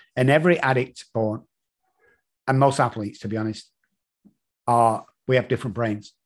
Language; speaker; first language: English; native; English